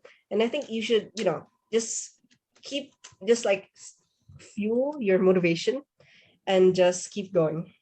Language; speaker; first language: English; non-native, fluent; Indonesian